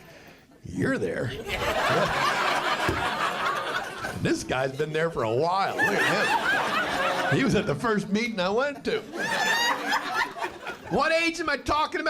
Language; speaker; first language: English; native; English